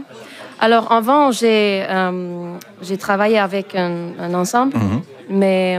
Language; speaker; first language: French; non-native, fluent; Finnish